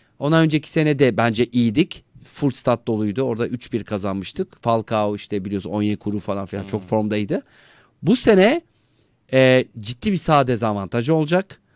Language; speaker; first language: Turkish; native; Turkish